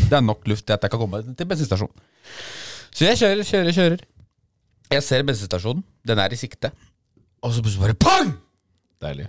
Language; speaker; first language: Norwegian; early bilingual, other home language; Polish